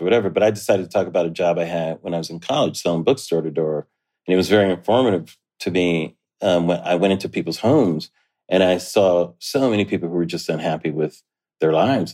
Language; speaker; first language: English; native; English